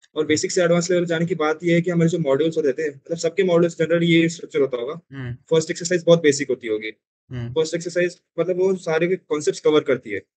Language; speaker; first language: Hindi; non-native, local second language; Marathi